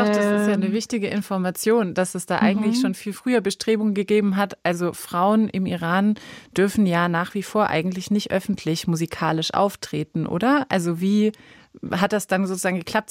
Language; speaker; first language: German; native; German